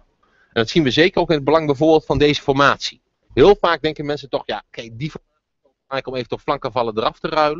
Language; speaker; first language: Dutch; native; Dutch